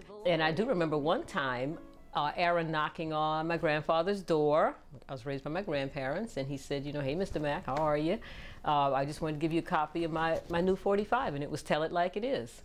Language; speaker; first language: English; native; English